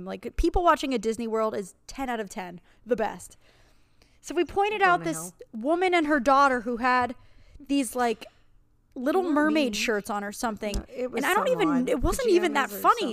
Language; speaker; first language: English; native; English